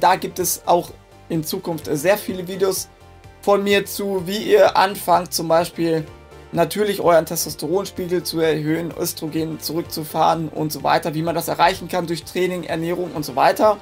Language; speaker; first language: German; native; German